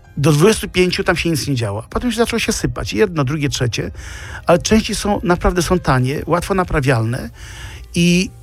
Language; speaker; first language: Polish; native; Polish